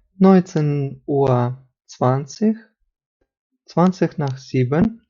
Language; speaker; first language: German; non-native, fluent; Ukrainian